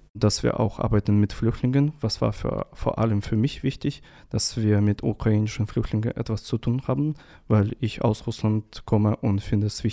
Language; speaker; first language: German; non-native, learner; Russian